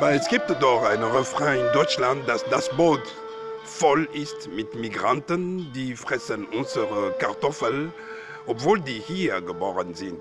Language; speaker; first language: German; non-native, fluent; Lingala